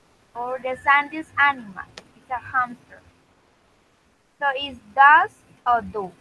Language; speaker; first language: English; non-native, learner; Spanish